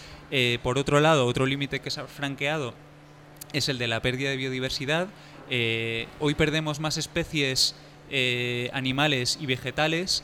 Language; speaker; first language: Spanish; native; Spanish